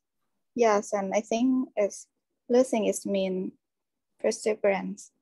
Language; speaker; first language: English; non-native, learner; Thai